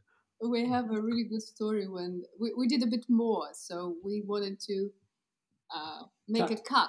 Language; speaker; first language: English; non-native, fluent; Kazakh